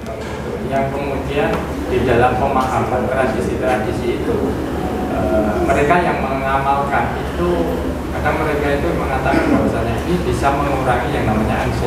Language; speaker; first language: Indonesian; native; Indonesian